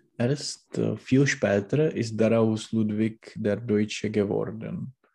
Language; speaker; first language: German; non-native, learner; Czech